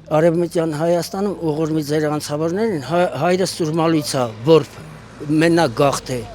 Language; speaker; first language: Armenian; native; Armenian